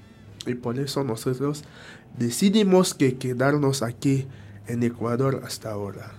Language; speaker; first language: Spanish; non-native, fluent; Haitian Creole